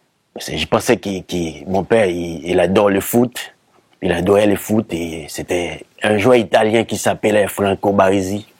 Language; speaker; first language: French; non-native, local second language; Haitian Creole